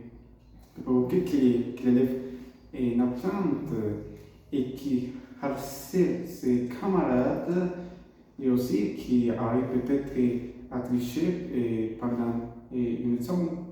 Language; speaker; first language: French; non-native, learner; Spanish